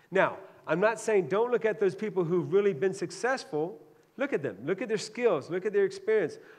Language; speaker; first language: English; native; English